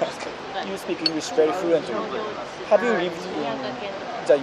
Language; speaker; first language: English; non-native, fluent; Japanese